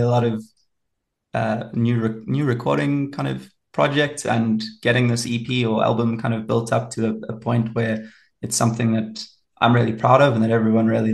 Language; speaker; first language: English; native; English